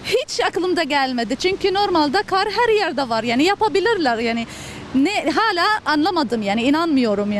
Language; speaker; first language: Turkish; non-native, learner; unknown